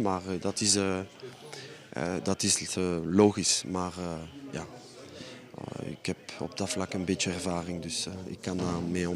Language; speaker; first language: Dutch; non-native, fluent; French